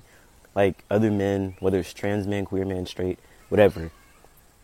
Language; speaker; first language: English; native; English